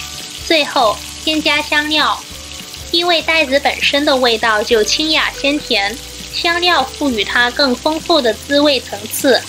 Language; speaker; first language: Chinese; native; Chinese